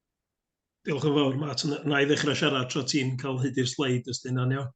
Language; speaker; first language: Welsh; native; Welsh